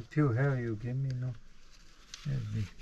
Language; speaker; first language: English; non-native, learner; Hindi